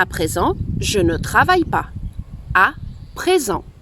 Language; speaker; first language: French; non-native, fluent; Spanish